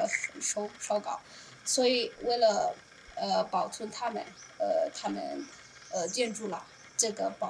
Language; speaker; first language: Chinese; non-native, learner; Amharic